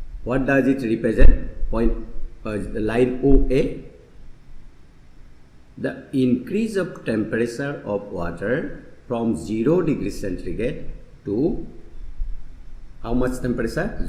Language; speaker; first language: English; non-native, local second language; Assamese